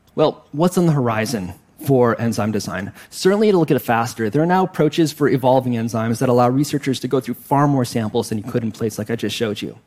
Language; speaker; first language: English; native; English